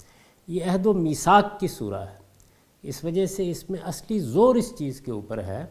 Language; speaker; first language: Urdu; native; Urdu